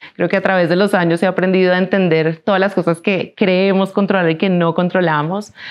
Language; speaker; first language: Spanish; native; Spanish